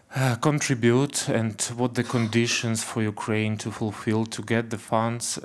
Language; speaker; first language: English; non-native, fluent; Ukrainian